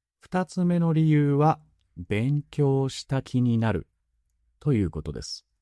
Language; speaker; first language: Japanese; native; Japanese